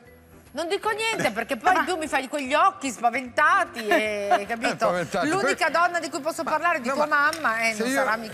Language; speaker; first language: Italian; native; Italian